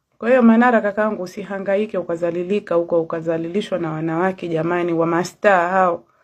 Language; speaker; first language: Swahili; native; Swahili